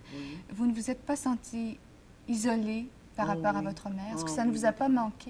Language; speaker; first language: French; native; French